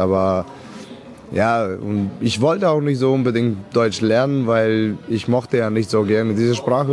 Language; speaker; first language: German; non-native, fluent; Serbian